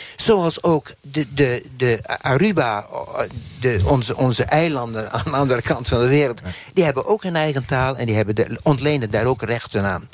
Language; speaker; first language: Dutch; non-native, local second language; Western Frisian